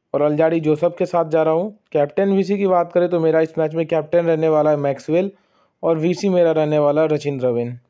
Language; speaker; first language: Hindi; native; Hindi